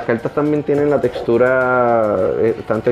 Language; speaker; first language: Spanish; native; Spanish